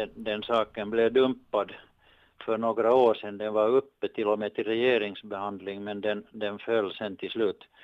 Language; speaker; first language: Swedish; native; Swedish